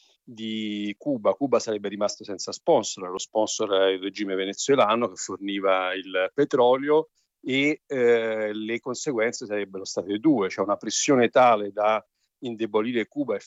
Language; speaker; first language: Italian; native; Italian